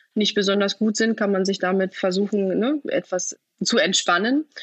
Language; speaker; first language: German; native; German